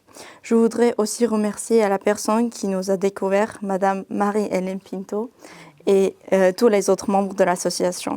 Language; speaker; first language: French; non-native, fluent; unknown